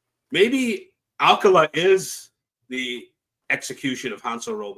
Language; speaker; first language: English; native; English